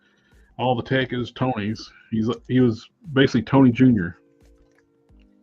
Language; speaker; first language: English; native; English